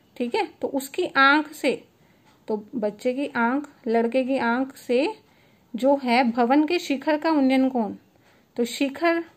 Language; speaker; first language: Hindi; native; Hindi